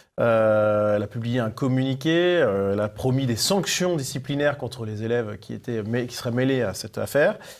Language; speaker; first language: French; native; French